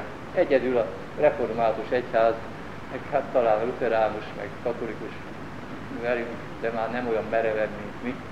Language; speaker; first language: Hungarian; native; Hungarian